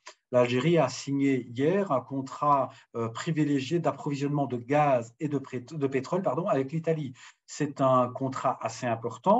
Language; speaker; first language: French; native; French